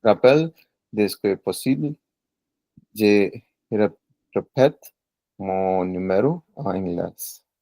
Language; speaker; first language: French; non-native, learner; Punjabi